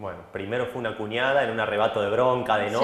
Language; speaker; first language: Spanish; native; Spanish